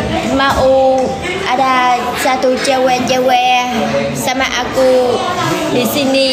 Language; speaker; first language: Indonesian; non-native, learner; Vietnamese